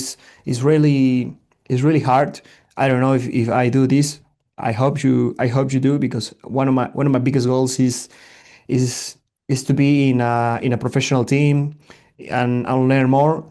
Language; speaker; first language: English; non-native, learner; Spanish